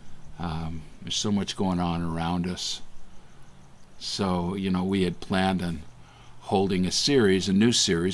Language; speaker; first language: English; native; English